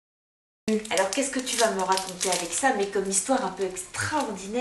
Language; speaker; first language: French; native; French